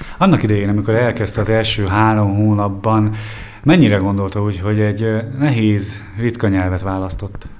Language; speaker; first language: Hungarian; native; Hungarian